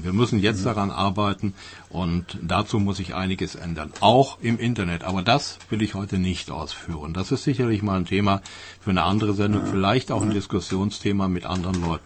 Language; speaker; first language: German; native; German